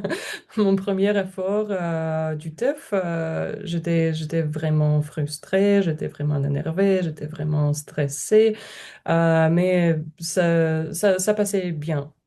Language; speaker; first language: French; non-native, learner; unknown